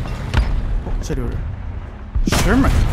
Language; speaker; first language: Chinese; native; Chinese